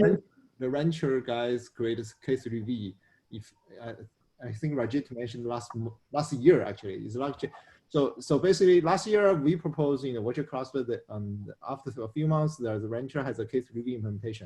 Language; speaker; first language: English; non-native, fluent; Chinese